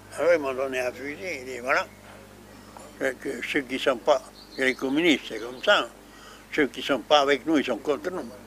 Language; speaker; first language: French; non-native, local second language; Swiss German